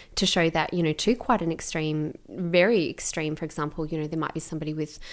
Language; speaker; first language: English; native; English